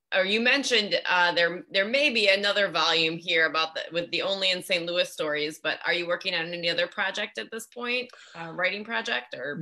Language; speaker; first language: English; native; English